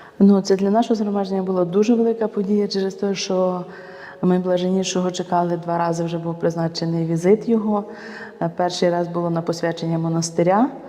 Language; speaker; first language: Ukrainian; native; Ukrainian